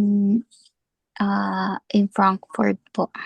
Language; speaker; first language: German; non-native, learner; Filipino